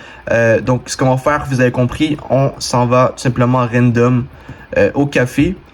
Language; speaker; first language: French; native; French